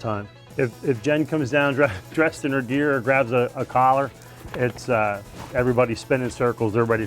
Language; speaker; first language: English; native; English